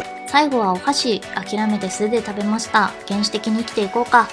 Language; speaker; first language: Japanese; native; Japanese